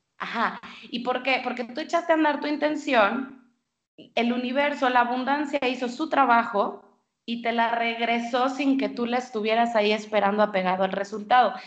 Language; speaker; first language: Spanish; native; Spanish